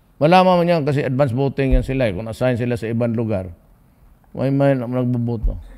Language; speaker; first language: Filipino; non-native, local second language; Cebuano